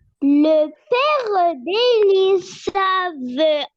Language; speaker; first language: French; non-native, learner; Arabic